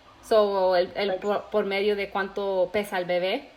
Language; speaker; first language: Spanish; early bilingual, heritage; Spanish